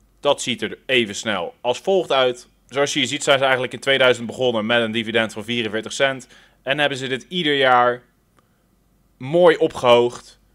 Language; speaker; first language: Dutch; native; Dutch